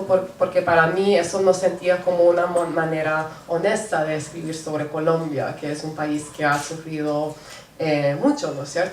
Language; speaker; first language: Spanish; non-native, local second language; English